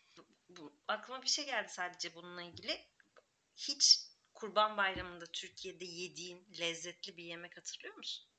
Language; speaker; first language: Turkish; native; Turkish